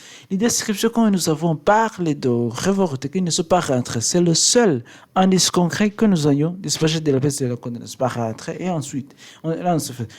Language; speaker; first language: French; non-native, learner; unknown